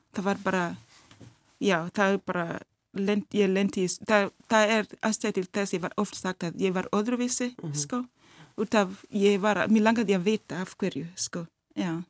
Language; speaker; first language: Icelandic; non-native, fluent; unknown